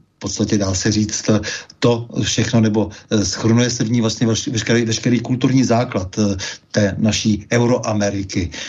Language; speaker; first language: Czech; native; Czech